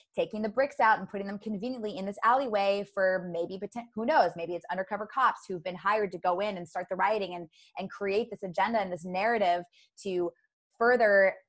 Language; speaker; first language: English; native; English